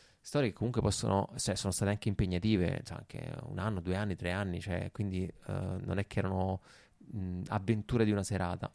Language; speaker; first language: Italian; native; Italian